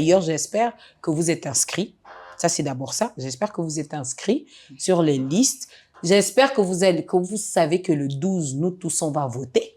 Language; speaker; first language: French; native; French